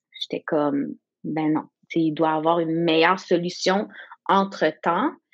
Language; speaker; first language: French; non-native, local second language; English